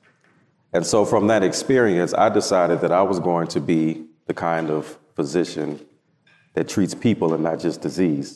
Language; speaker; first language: English; native; English